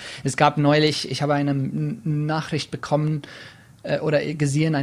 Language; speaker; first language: German; non-native, fluent; English